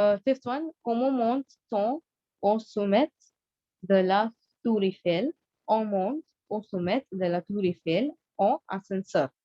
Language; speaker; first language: French; non-native, learner; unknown